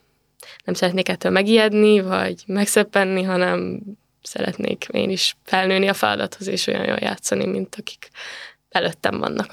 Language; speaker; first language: Hungarian; native; Hungarian